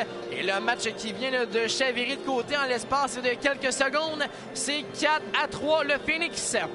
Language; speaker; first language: French; native; French